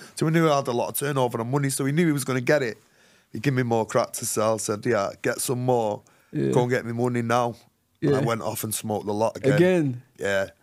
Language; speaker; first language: English; native; English